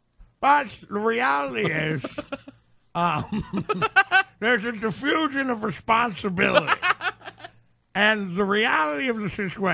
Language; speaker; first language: English; native; English